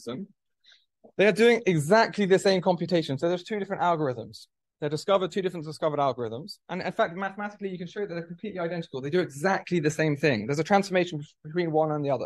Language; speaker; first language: English; native; English